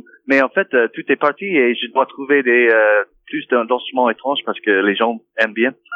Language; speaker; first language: French; non-native, fluent; English